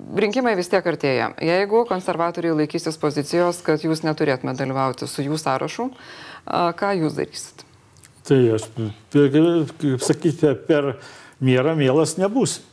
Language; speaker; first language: Lithuanian; native; Lithuanian